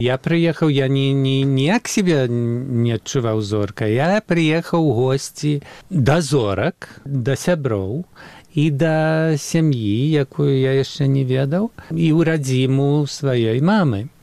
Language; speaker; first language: Belarusian; early bilingual, heritage; Belarusian